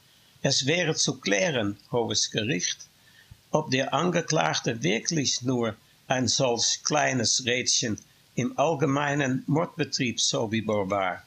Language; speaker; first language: German; non-native, fluent; Dutch